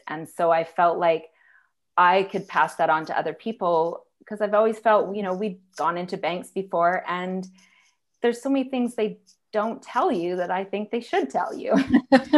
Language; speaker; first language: English; native; English